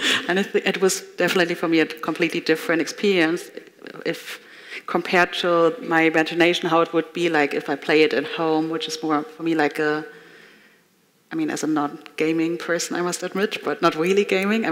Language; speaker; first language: English; non-native, fluent; German